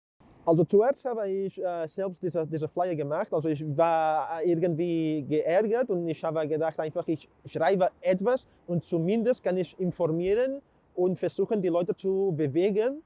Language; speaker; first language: German; non-native, fluent; Catalan